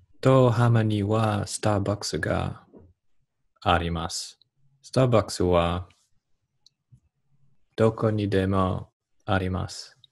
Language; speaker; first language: Japanese; non-native, learner; English